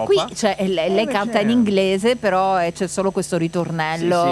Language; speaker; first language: Italian; native; Italian